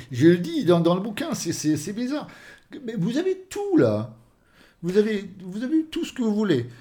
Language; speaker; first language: French; non-native, fluent; Swedish